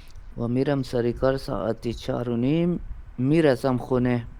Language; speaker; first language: Persian; non-native, learner; Urdu